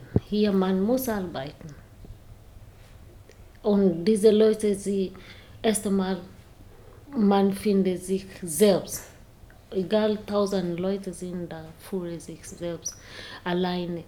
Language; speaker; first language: German; non-native, learner; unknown